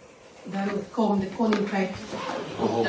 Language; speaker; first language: Dutch; non-native, learner; Indonesian